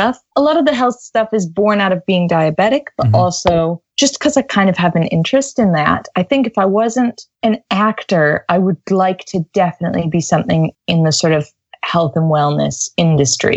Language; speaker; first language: English; native; English